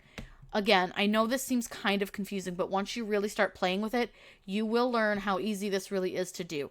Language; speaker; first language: English; native; English